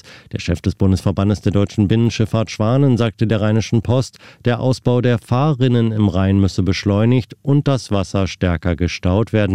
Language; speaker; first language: German; native; German